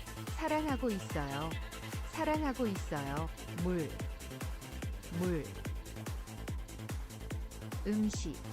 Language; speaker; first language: Korean; non-native, learner; English